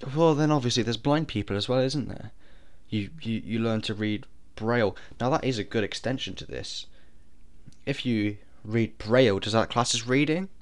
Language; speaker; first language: English; native; English